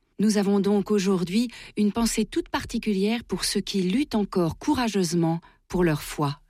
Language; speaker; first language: French; native; French